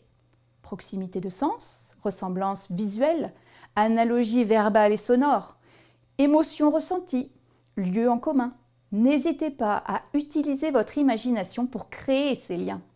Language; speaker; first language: French; native; French